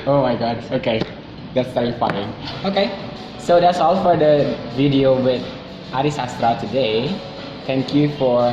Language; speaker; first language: English; non-native, fluent; Indonesian